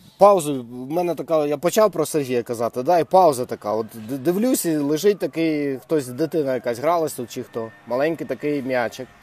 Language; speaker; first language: Ukrainian; non-native, local second language; Russian